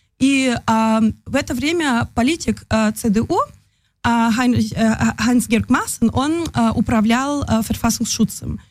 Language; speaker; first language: Russian; early bilingual, heritage; Russian